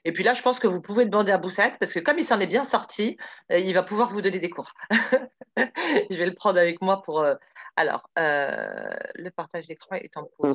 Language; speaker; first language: French; native; French